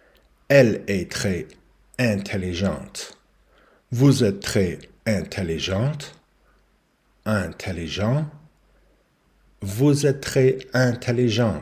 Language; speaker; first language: French; non-native, learner; English